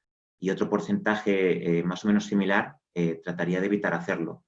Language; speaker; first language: Spanish; native; Spanish